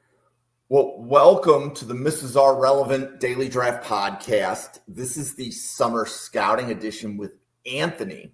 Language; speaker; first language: English; native; English